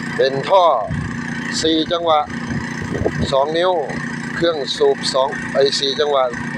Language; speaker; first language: Thai; native; Thai